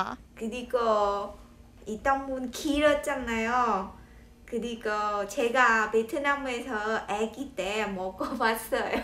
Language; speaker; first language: Korean; non-native, learner; Vietnamese